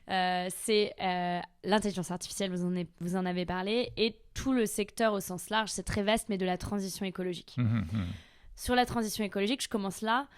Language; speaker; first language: French; native; French